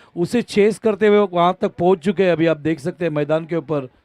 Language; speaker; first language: Hindi; non-native, local second language; Marathi